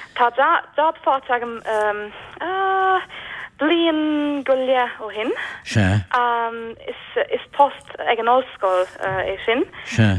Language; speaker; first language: Irish; non-native, fluent; German